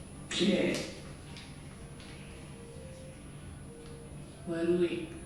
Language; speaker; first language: Japanese; non-native, learner; Indonesian